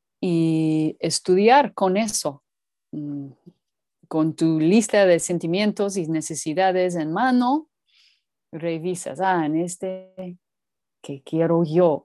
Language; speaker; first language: Spanish; non-native, learner; English